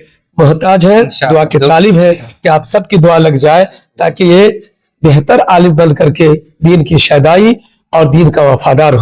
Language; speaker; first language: Urdu; native; Urdu